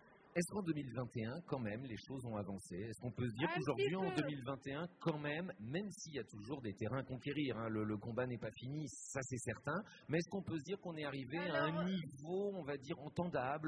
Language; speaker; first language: French; native; French